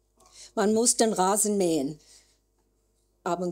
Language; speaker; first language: German; non-native, learner; English